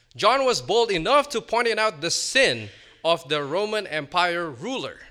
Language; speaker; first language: English; non-native, fluent; Indonesian